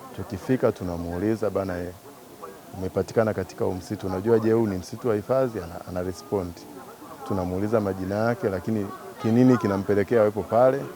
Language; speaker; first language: Swahili; native; Swahili